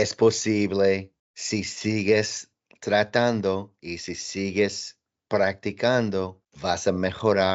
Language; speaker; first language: Spanish; non-native, learner; English